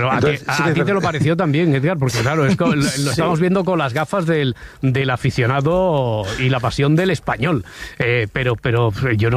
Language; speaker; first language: Spanish; native; Spanish